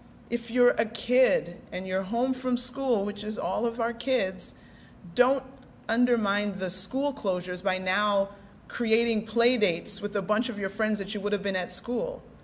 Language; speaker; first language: English; native; English